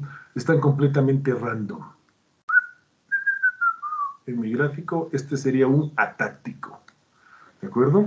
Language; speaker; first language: Spanish; native; Spanish